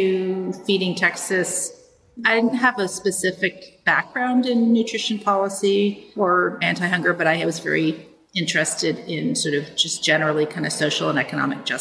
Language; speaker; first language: English; native; English